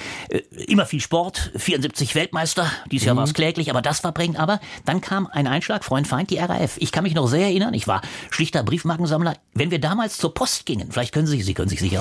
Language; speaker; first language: German; native; German